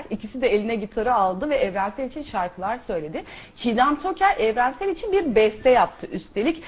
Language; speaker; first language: Turkish; native; Turkish